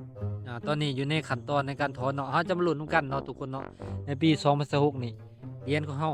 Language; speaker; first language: Thai; non-native, local second language; Northeastern Thai